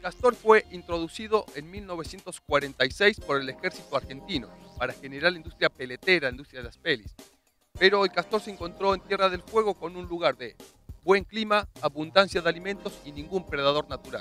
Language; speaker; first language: Spanish; native; Spanish